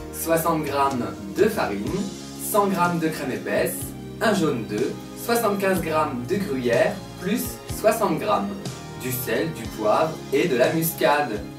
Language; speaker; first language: French; native; French